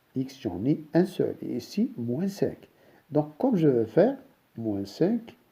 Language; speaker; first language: French; non-native, local second language; Arabic